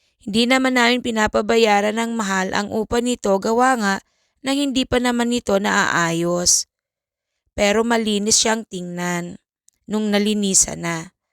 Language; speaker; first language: Filipino; native; Filipino